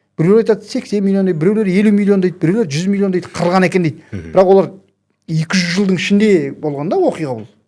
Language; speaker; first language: Kazakh; native; Kazakh